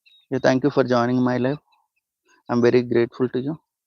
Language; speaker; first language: English; non-native, local second language; Telugu